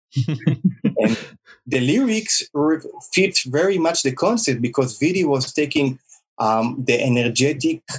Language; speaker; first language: English; non-native, fluent; Hebrew